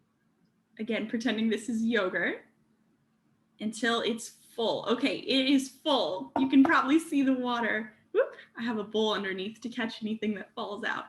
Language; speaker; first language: English; native; English